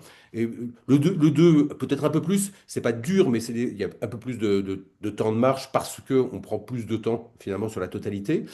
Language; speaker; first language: French; native; French